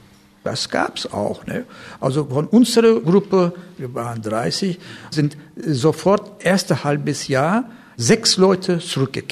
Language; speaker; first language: German; non-native, fluent; Turkish